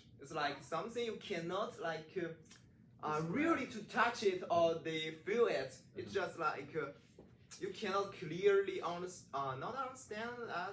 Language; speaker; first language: English; non-native, learner; Chinese